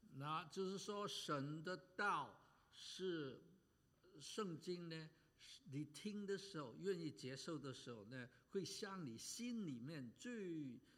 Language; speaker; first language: Chinese; native; Chinese